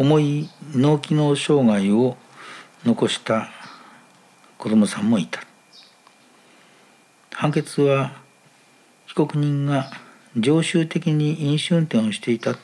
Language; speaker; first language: Japanese; native; Japanese